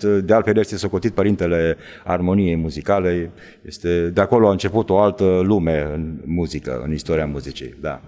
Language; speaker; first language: Romanian; native; Romanian